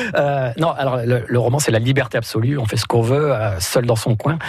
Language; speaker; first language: French; native; French